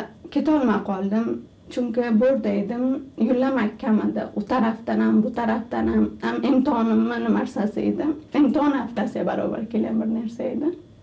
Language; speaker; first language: Turkish; non-native, learner; Uzbek